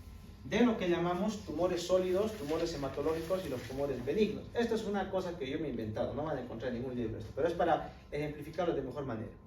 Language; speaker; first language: Spanish; native; Spanish